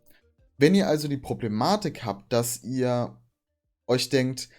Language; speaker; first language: German; native; German